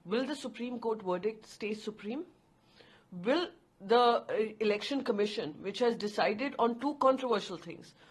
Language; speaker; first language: English; non-native, local second language; Hindi